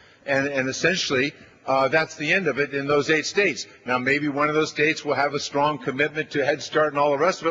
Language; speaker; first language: English; native; English